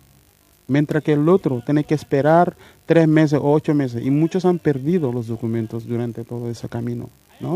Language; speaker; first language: Spanish; non-native, fluent; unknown